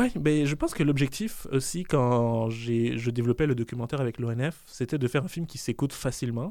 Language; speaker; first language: French; native; French